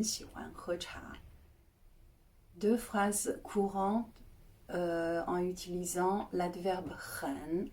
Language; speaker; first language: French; non-native, fluent; Chinese